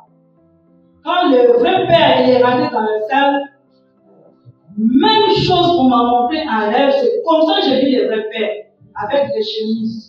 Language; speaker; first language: French; non-native, local second language; Kongo